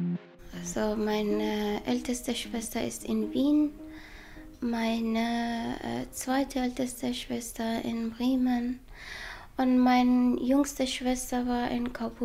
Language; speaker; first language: German; non-native, learner; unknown